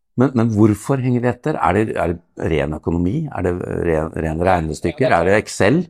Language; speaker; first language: Norwegian; native; Norwegian